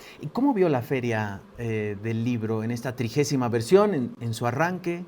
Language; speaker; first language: Spanish; native; Spanish